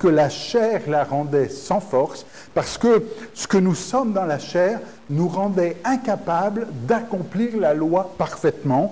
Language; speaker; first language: French; native; French